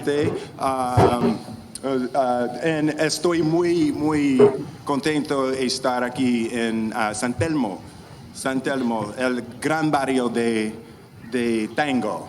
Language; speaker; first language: Spanish; non-native, learner; English